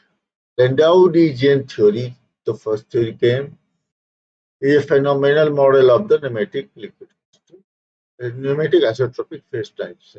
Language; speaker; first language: English; non-native, local second language; Hindi